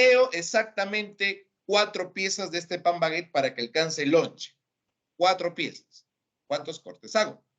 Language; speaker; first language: Spanish; native; Spanish